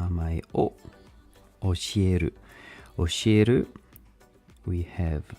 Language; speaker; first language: Japanese; non-native, learner; English